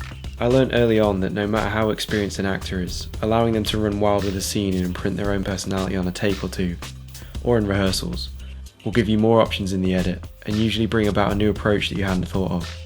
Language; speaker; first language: English; native; English